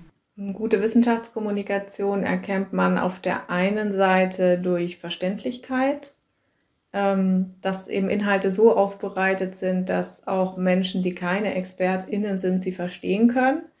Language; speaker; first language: German; native; German